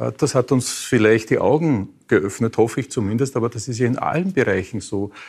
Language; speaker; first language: German; native; German